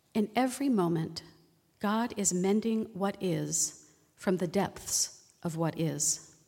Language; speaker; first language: English; native; English